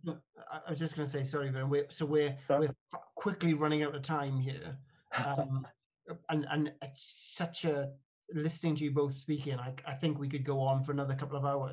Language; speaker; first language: English; native; English